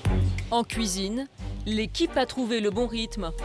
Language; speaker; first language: French; native; French